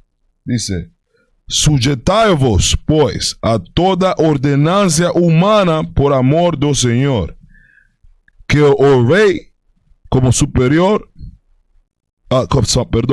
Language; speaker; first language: Portuguese; non-native, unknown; Spanish